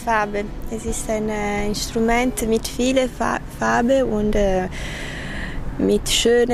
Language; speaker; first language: German; non-native, fluent; Italian